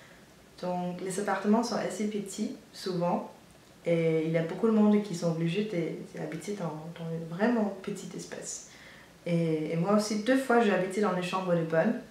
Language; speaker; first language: French; non-native, fluent; Danish